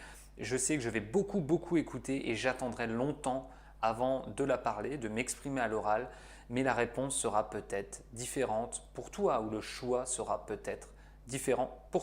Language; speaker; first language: French; native; French